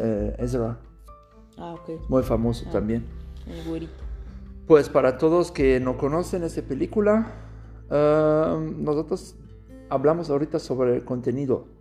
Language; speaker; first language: Spanish; non-native, learner; German